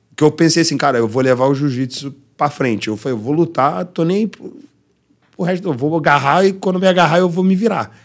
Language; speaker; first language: Portuguese; early bilingual, heritage; Portuguese